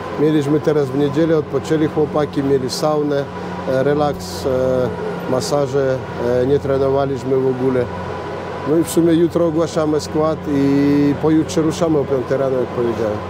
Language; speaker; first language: Polish; non-native, fluent; Russian